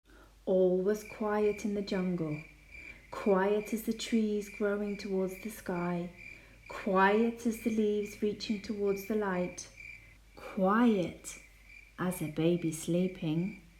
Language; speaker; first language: English; non-native, fluent; Spanish